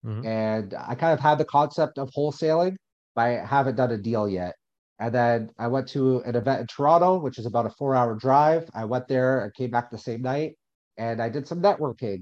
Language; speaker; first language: English; native; English